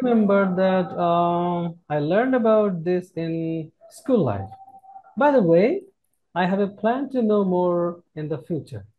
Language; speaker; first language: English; non-native, fluent; Bangla